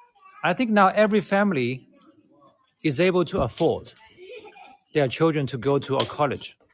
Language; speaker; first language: English; non-native, fluent; Chinese